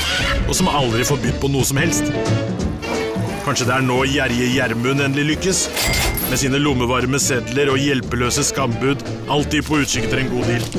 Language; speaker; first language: Norwegian; native; Norwegian